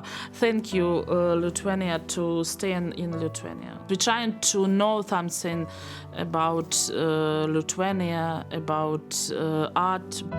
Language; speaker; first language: English; non-native, learner; Belarusian